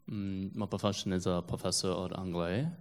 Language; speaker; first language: French; non-native, learner; English